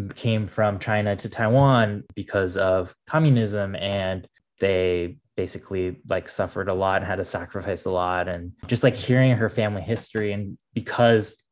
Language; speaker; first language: English; native; English